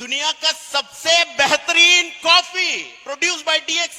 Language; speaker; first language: Hindi; non-native, fluent; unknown